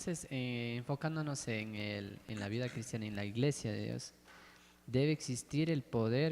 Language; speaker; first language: Spanish; native; Spanish